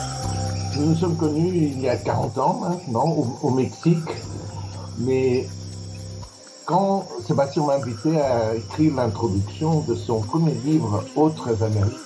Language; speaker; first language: French; non-native, fluent; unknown